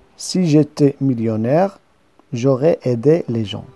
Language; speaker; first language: French; non-native, local second language; Arabic